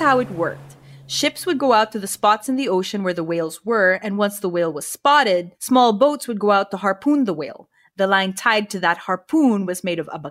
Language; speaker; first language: English; non-native, local second language; Filipino